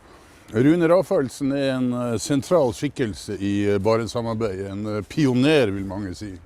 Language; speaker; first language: Norwegian; native; Norwegian